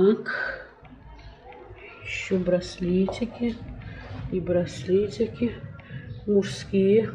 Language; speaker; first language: Russian; native; Russian